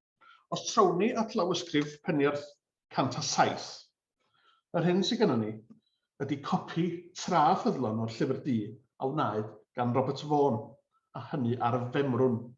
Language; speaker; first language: Welsh; native; Welsh